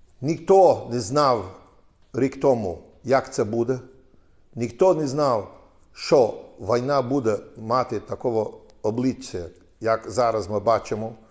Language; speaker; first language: Ukrainian; non-native, fluent; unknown